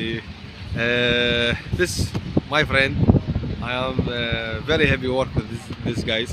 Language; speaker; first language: English; non-native, learner; Arabic